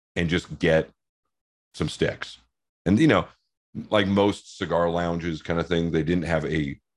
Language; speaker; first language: English; native; English